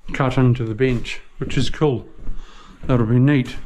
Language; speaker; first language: English; native; English